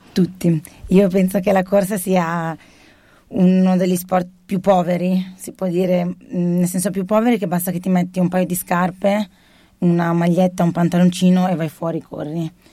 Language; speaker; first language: Italian; early bilingual, other home language; Arabic